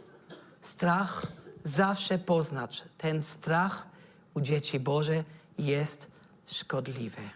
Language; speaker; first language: Polish; non-native, learner; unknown